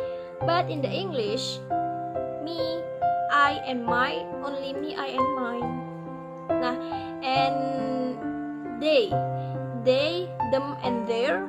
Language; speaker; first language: English; non-native, learner; Indonesian